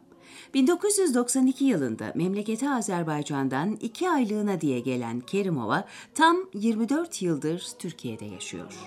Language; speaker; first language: Turkish; native; Turkish